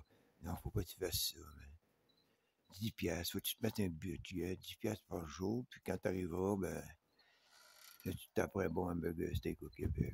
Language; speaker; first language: French; native; French